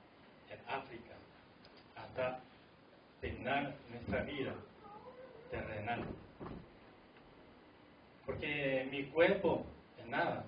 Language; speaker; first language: Spanish; non-native, fluent; Korean